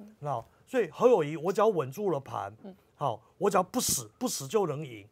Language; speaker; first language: Chinese; native; Chinese